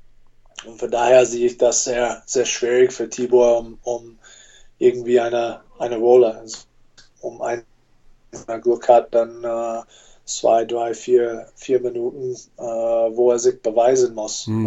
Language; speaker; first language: German; non-native, fluent; English